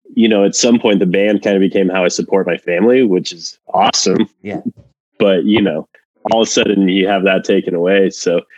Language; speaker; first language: English; non-native, fluent; Spanish